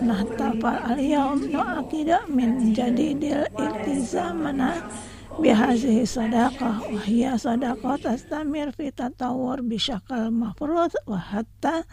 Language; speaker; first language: Arabic; non-native, learner; Indonesian